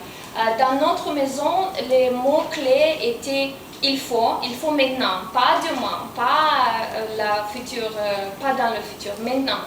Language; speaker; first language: French; non-native, fluent; Romanian